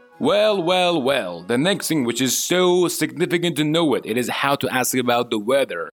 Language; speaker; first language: English; non-native, fluent; Persian